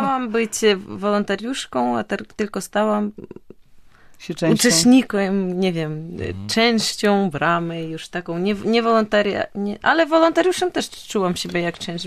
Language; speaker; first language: Polish; non-native, fluent; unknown